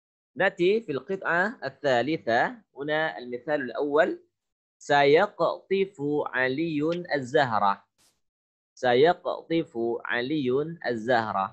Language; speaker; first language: Arabic; non-native, fluent; Indonesian